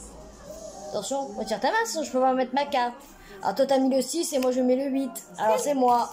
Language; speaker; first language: French; native; French